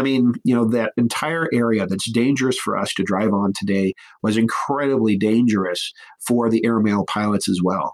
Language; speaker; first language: English; native; English